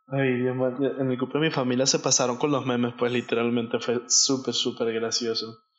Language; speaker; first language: Spanish; native; Spanish